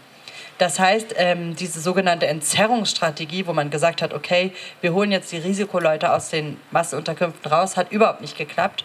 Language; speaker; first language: German; native; German